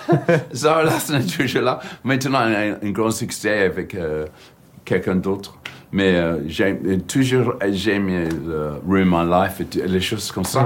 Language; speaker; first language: French; non-native, learner; English